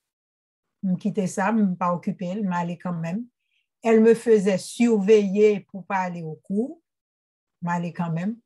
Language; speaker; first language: French; non-native, local second language; Haitian Creole